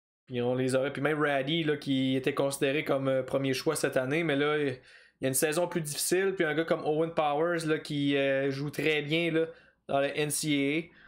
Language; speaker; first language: French; native; French